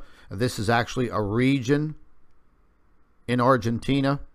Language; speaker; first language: English; native; English